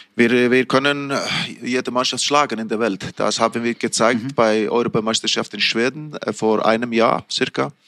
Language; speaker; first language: German; non-native, fluent; Icelandic